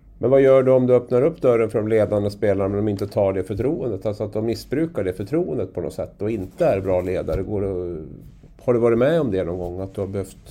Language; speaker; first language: Swedish; native; Swedish